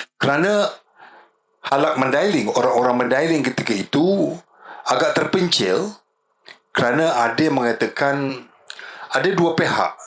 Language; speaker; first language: Malay; native; Malay